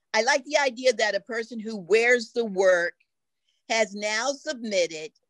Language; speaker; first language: English; native; English